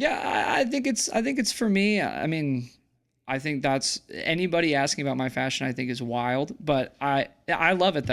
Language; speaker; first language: English; native; English